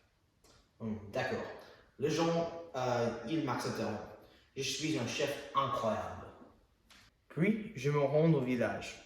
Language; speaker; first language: French; non-native, learner; English